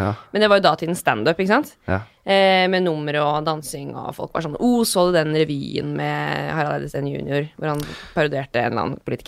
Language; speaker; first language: Norwegian; native; Norwegian